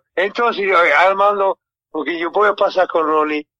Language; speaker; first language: Spanish; non-native, learner; English